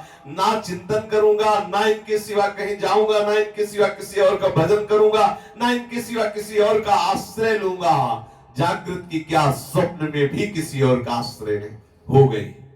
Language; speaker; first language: Hindi; native; Hindi